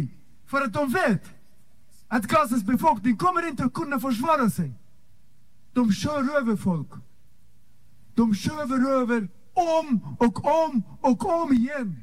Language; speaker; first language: Swedish; non-native, fluent; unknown